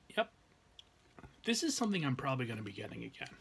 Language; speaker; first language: English; native; English